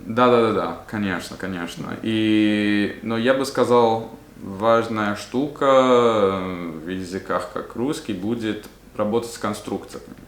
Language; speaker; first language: Russian; non-native, fluent; Italian